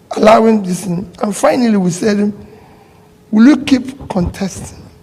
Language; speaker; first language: English; non-native, local second language; Igbo